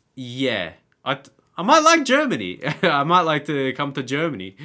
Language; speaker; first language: English; native; English